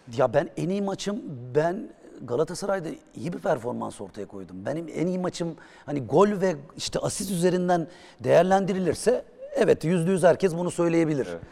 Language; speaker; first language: Turkish; native; Turkish